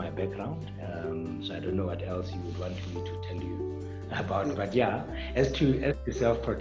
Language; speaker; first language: English; non-native, local second language; Tswana